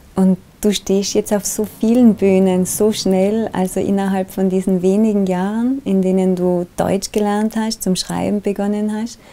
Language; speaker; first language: German; native; German